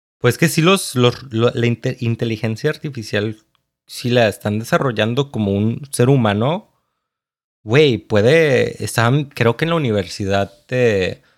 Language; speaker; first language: Spanish; native; Spanish